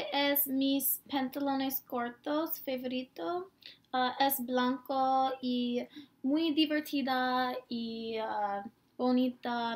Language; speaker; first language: Spanish; non-native, learner; English